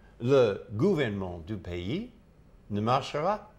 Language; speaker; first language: French; non-native, fluent; English